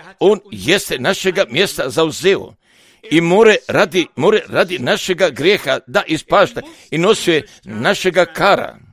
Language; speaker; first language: Croatian; non-native, fluent; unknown